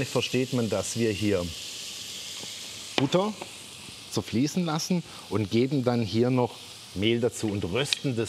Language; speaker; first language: German; native; German